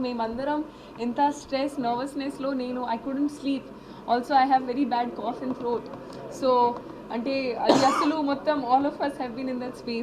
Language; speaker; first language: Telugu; non-native, learner; Hindi